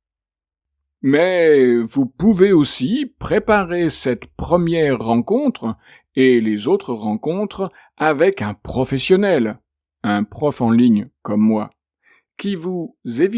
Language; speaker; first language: French; native; French